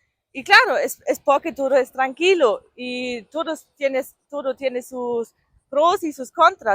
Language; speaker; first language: Spanish; non-native, fluent; German